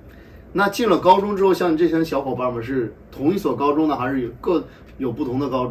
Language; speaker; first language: Chinese; native; Chinese